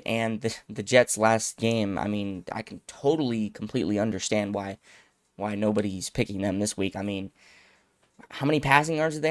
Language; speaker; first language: English; native; English